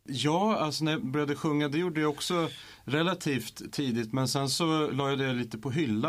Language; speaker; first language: Swedish; native; Swedish